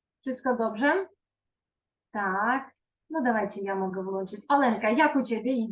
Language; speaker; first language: Polish; non-native, fluent; Ukrainian